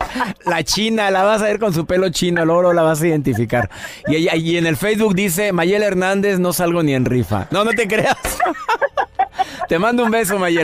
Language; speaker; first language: Spanish; native; Spanish